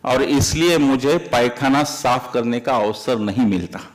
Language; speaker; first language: Hindi; non-native, local second language; Marathi